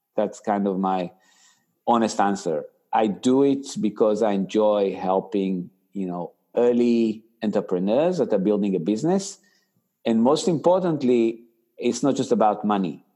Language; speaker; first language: English; non-native, fluent; Hebrew